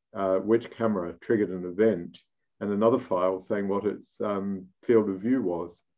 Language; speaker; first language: English; native; English